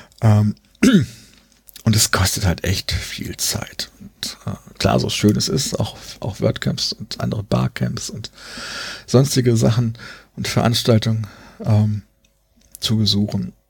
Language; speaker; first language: German; native; German